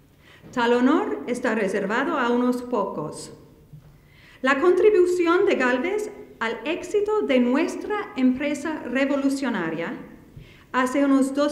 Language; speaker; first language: Spanish; non-native, fluent; English